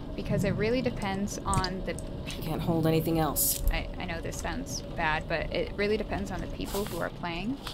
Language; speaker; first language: English; native; English